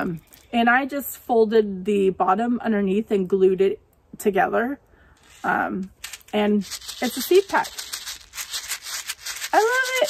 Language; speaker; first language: English; native; English